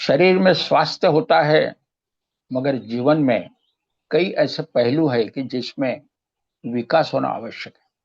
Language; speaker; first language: Hindi; non-native, local second language; Marathi